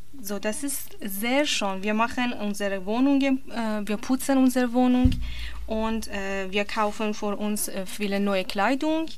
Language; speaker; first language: German; non-native, learner; Persian